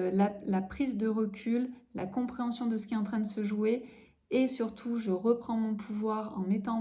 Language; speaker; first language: French; native; French